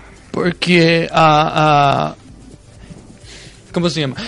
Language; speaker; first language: Spanish; early bilingual, heritage; Spanish